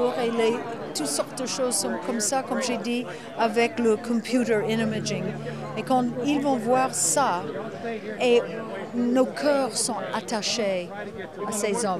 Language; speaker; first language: French; non-native, fluent; English